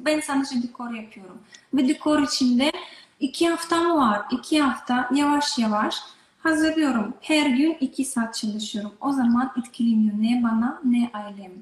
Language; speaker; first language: Turkish; non-native, learner; Russian